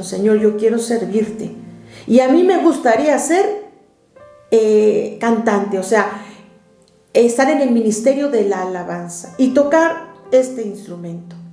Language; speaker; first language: Spanish; native; Spanish